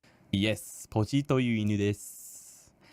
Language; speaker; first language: Japanese; non-native, fluent; English